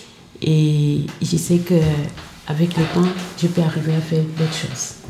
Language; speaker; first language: French; non-native, learner; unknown